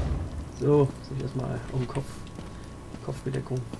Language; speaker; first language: German; native; German